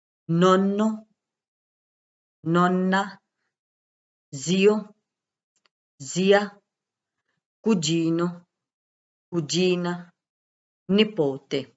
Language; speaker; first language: Italian; non-native, fluent; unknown